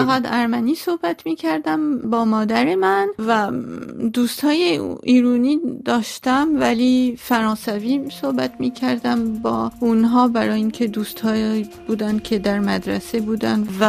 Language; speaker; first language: Persian; non-native, local second language; Armenian